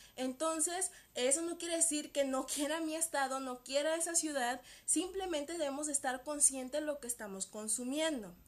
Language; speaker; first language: Spanish; native; Spanish